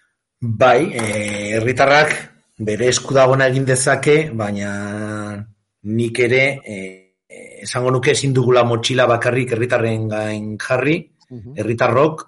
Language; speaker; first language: Basque; native; Basque